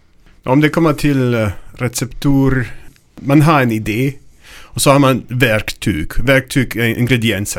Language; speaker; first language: Swedish; non-native, learner; German